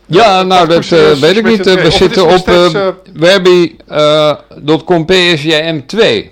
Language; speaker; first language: Dutch; native; Dutch